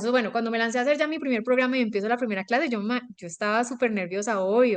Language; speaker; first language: Spanish; native; Spanish